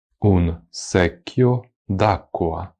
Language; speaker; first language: Italian; non-native, fluent; Ukrainian